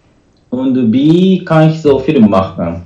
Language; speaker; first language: German; non-native, learner; Japanese